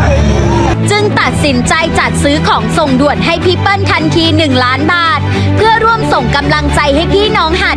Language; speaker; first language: Thai; native; Thai